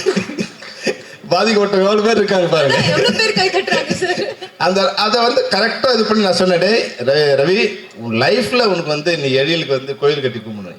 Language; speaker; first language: Tamil; native; Tamil